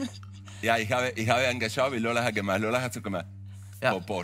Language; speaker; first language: German; non-native, fluent; Spanish